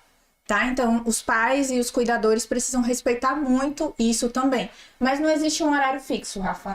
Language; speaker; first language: Portuguese; native; Portuguese